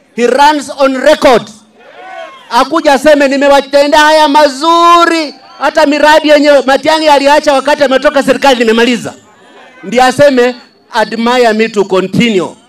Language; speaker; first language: Swahili; non-native, local second language; Luyia